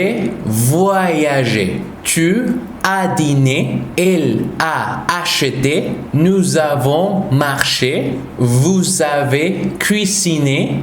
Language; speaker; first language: French; non-native, fluent; Spanish